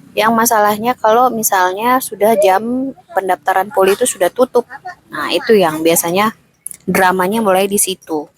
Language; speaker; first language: Indonesian; native; Indonesian